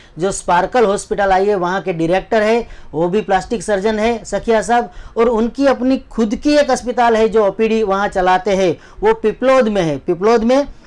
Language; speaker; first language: Hindi; non-native, local second language; Gujarati